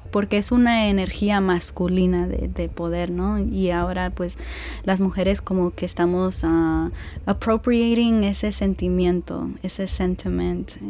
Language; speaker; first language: Spanish; early bilingual, heritage; Spanish